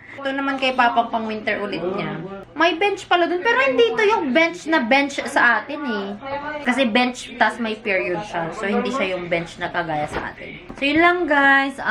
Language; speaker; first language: Filipino; native; Filipino